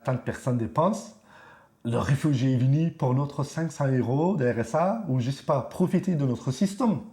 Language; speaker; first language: French; non-native, fluent; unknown